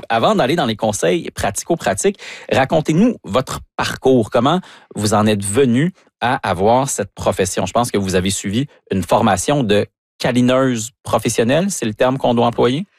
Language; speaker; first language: French; native; French